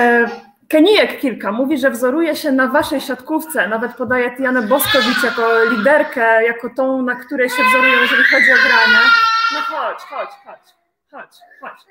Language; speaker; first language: Polish; native; Polish